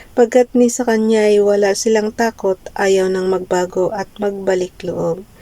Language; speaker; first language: Filipino; non-native, local second language; Cebuano